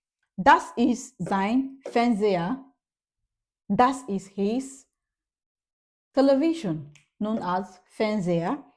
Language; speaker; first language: German; non-native, learner; English